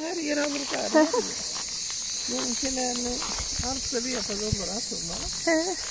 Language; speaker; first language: Turkish; native; Turkish